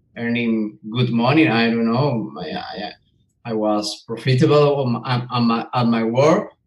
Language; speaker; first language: English; non-native, learner; Spanish